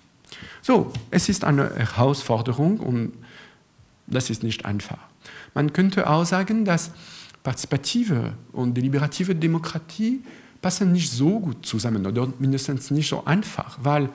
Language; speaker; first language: German; non-native, fluent; French